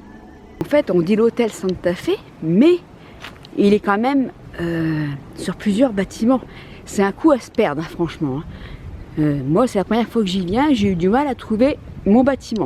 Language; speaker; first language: French; native; French